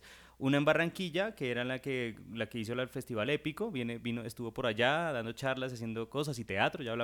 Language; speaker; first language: Spanish; native; Spanish